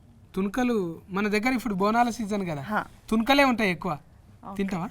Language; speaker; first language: Telugu; native; Telugu